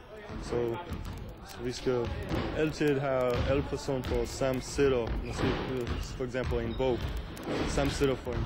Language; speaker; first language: Danish; non-native, learner; English